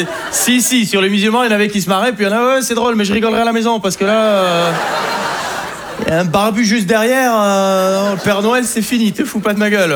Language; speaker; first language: French; native; French